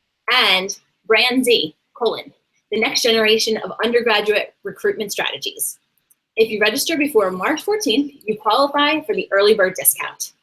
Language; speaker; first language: English; native; English